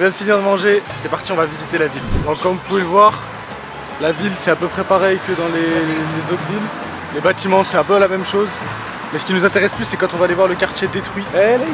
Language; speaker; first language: French; native; French